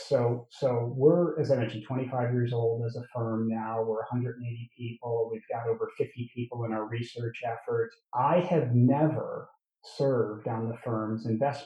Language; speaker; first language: English; native; English